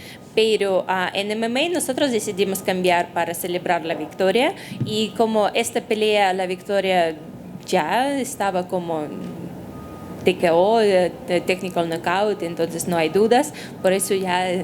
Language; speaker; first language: Spanish; non-native, fluent; Russian